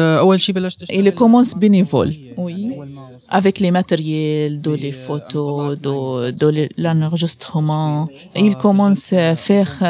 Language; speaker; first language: French; non-native, learner; Arabic